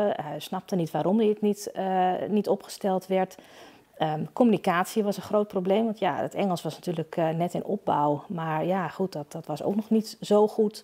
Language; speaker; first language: Dutch; native; Dutch